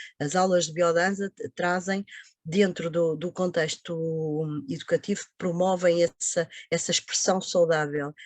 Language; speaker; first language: Portuguese; native; Portuguese